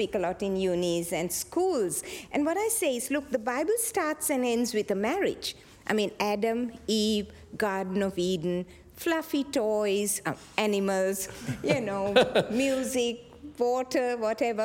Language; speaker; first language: English; non-native, local second language; Tamil